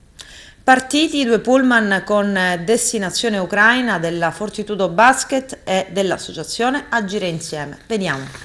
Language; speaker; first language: Italian; native; Italian